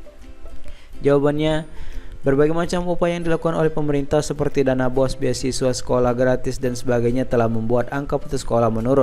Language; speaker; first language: Indonesian; native; Indonesian